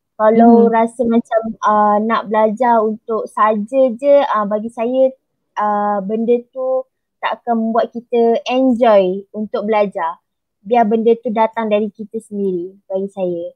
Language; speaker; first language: Malay; native; Malay